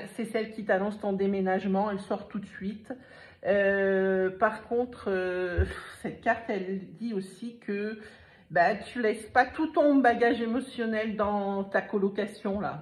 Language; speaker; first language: French; native; French